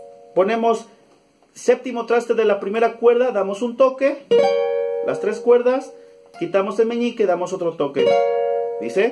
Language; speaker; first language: Spanish; native; Spanish